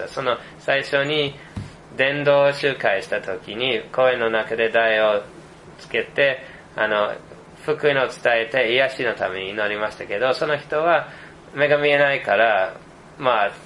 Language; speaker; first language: Japanese; non-native, fluent; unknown